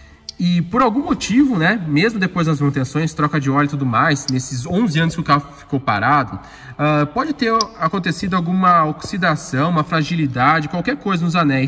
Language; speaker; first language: Portuguese; native; Portuguese